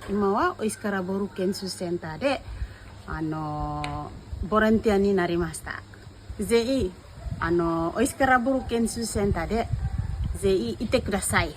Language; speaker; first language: Japanese; non-native, learner; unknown